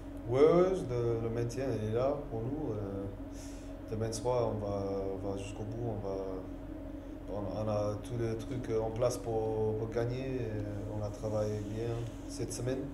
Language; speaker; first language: French; non-native, learner; English